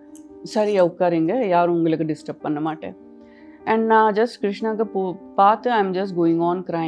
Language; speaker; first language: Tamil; non-native, local second language; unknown